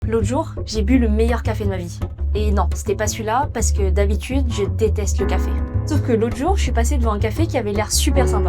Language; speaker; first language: French; native; French